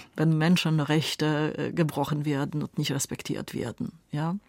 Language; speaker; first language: German; non-native, fluent; Polish